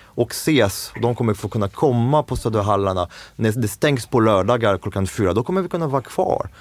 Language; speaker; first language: Swedish; non-native, fluent; French